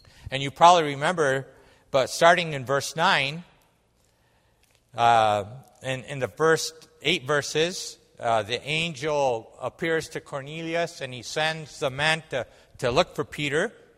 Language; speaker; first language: English; early bilingual, other home language; Spanish